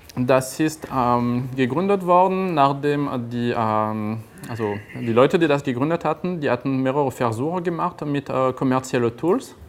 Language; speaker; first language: German; non-native, fluent; French